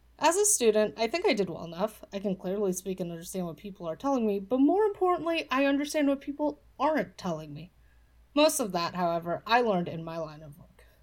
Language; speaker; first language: English; early bilingual, other home language; Polish